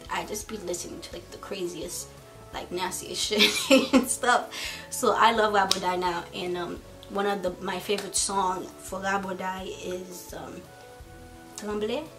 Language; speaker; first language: English; early bilingual, other home language; Haitian Creole